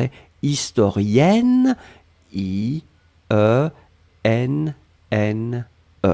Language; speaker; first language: French; native; French